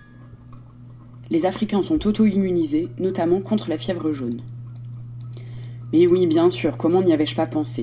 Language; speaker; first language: French; native; French